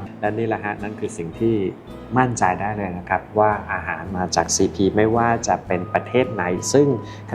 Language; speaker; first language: Thai; native; Thai